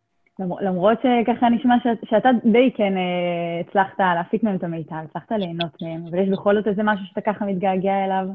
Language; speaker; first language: Hebrew; native; Hebrew